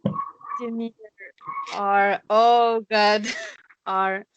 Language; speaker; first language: English; non-native, learner; Spanish